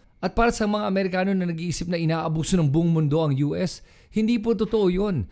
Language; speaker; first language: Filipino; native; Filipino